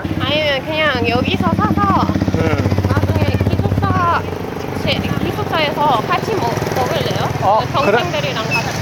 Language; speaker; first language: Korean; non-native, fluent; Indonesian